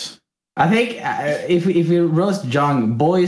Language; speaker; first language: English; non-native, fluent; Swedish